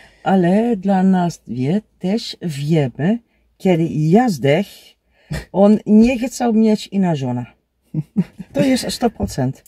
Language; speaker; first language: Polish; non-native, learner; Dutch